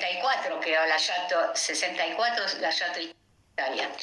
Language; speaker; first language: Italian; non-native, learner; Spanish